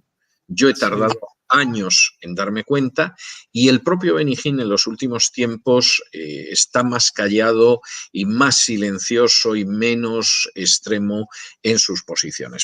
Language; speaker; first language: Spanish; native; Spanish